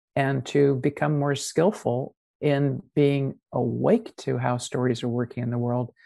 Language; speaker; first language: English; native; English